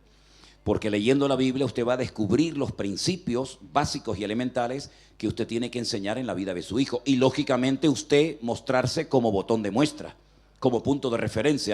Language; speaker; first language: Spanish; native; Spanish